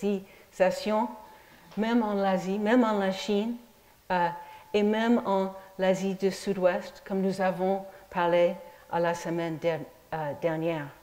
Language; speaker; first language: French; non-native, fluent; English